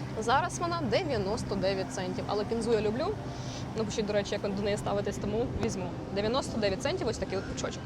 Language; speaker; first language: Ukrainian; native; Ukrainian